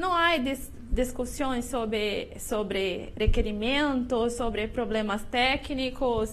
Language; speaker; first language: Spanish; non-native, learner; Portuguese